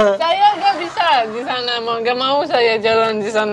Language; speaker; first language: Indonesian; non-native, learner; Russian